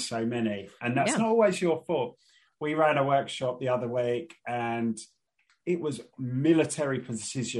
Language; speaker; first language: English; native; English